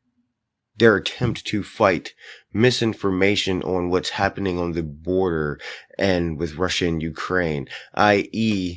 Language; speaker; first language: English; native; English